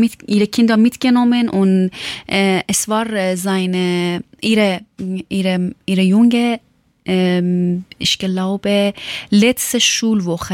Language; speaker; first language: German; non-native, learner; Persian